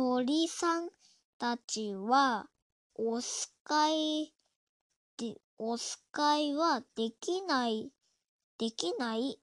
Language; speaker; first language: Japanese; non-native, learner; Indonesian